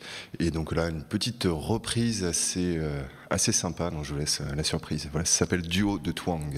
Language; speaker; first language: French; native; French